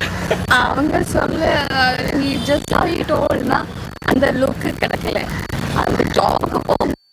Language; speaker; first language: Tamil; non-native, learner; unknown